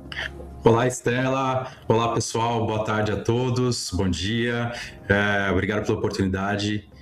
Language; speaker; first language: Portuguese; native; Portuguese